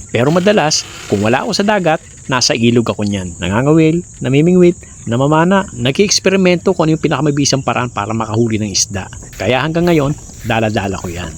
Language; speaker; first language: Filipino; non-native, local second language; Cebuano